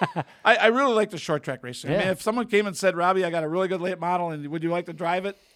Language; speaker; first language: English; native; English